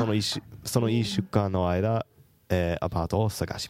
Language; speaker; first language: Japanese; non-native, fluent; English